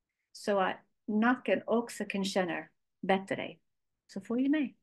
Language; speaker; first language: Swedish; non-native, learner; English